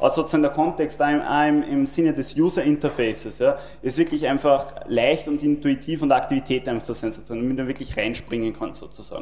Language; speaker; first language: German; native; German